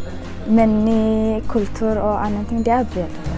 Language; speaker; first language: Norwegian; non-native, learner; Tigrinya